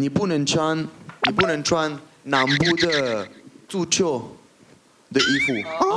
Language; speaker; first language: Chinese; non-native, fluent; French